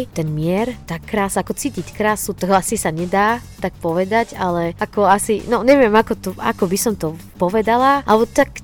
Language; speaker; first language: Slovak; non-native, fluent; Arabic